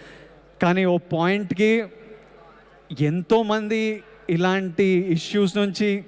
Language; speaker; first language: Telugu; native; Telugu